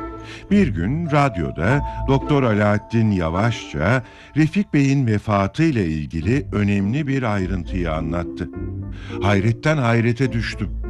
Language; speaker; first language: Turkish; native; Turkish